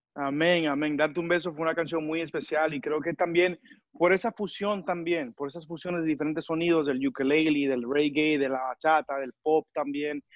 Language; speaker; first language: Spanish; early bilingual, heritage; Spanish